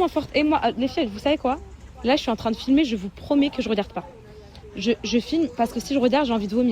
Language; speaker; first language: French; native; French